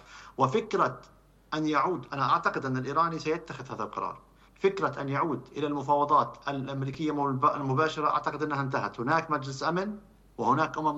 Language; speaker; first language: Arabic; native; Arabic